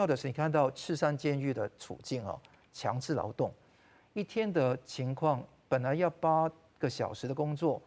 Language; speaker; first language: Chinese; non-native, local second language; Cantonese